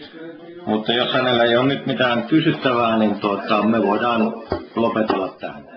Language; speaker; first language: Finnish; native; Finnish